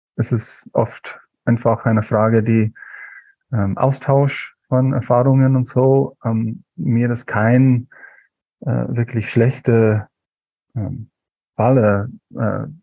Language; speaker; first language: German; non-native, fluent; English